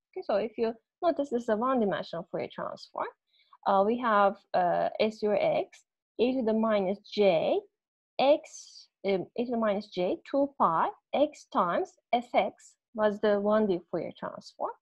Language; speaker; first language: English; non-native, fluent; Turkish